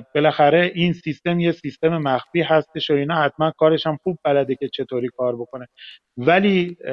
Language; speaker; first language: Persian; native; Persian